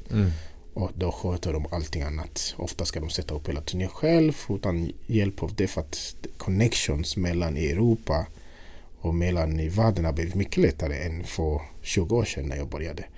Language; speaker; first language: Swedish; non-native, fluent; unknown